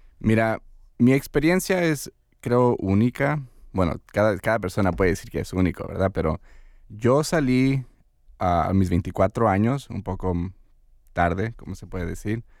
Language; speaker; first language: Spanish; early bilingual, heritage; Spanish